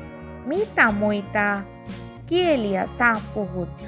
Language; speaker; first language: Finnish; non-native, learner; Bangla